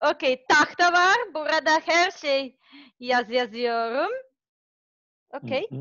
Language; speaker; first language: Turkish; non-native, learner; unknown